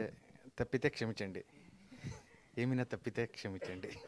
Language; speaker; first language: Telugu; non-native, learner; Kannada